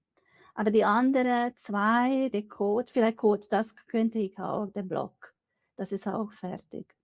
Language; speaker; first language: German; non-native, fluent; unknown